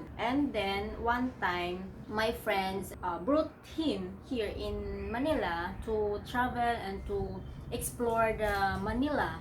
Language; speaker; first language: English; non-native, local second language; Filipino